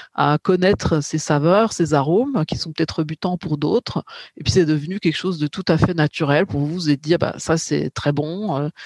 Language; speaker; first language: French; native; French